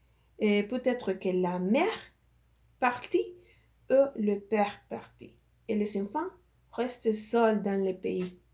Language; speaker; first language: French; non-native, learner; Spanish